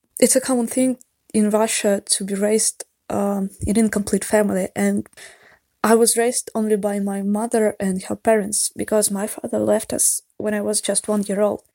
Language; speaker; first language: English; non-native, fluent; Russian